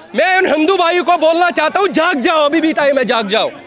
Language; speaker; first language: Hindi; native; Hindi